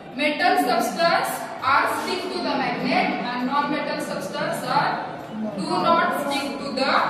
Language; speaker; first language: English; non-native, local second language; Marathi